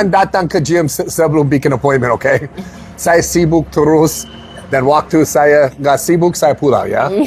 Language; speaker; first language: Indonesian; non-native, learner; English